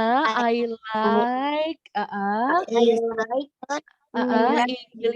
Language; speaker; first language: English; non-native, fluent; Indonesian